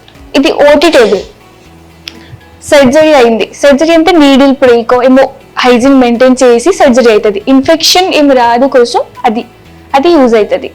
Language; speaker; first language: Telugu; non-native, learner; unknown